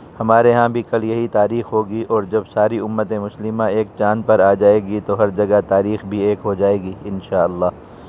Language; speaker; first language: Urdu; native; Urdu